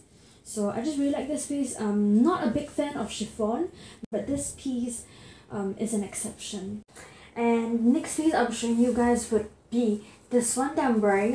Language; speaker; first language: English; native; English